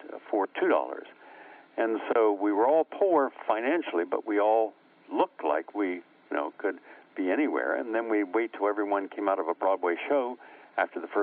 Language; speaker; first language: English; native; English